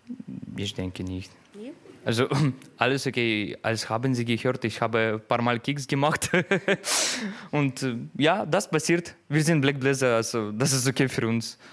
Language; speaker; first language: German; non-native, learner; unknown